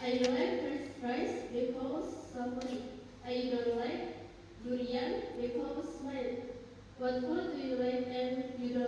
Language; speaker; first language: English; non-native, learner; Indonesian